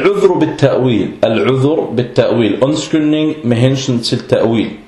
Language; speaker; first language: Danish; non-native, fluent; Arabic